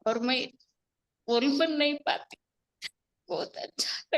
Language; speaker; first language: Hindi; non-native, local second language; Marathi